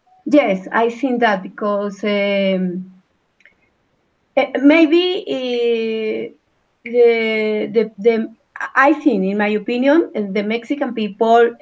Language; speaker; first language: English; non-native, learner; Spanish